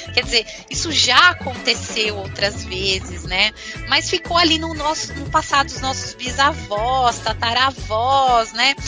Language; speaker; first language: Portuguese; native; Portuguese